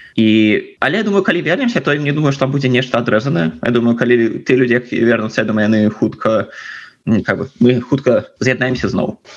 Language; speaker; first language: Belarusian; non-native, local second language; Russian